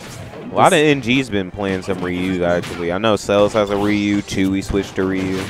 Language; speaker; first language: English; native; English